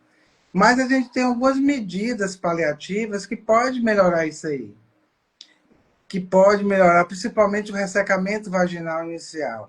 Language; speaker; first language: Portuguese; native; Portuguese